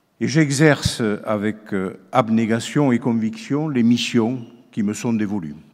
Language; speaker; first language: French; native; French